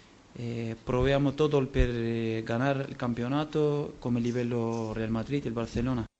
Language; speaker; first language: Spanish; non-native, learner; Turkish